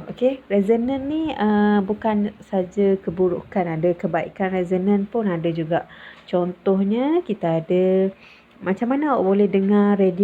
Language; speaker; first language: Malay; native; Malay